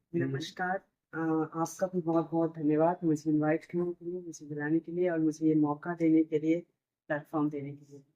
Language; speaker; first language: Hindi; non-native, local second language; Bangla